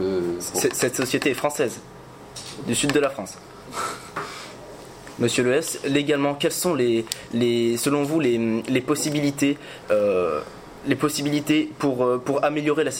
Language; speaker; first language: French; native; French